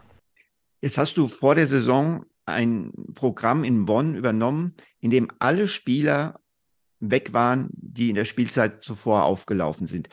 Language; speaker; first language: German; native; German